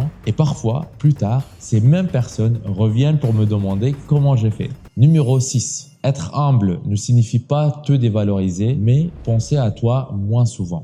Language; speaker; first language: French; native; French